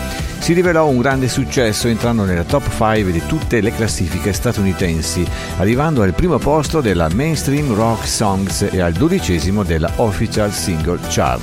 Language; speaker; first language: Italian; native; Italian